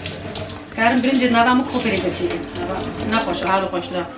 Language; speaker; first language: German; non-native, learner; Kurdish